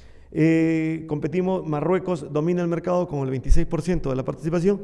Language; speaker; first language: Spanish; native; Spanish